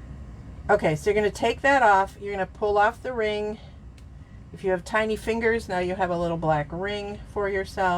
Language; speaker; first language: English; native; English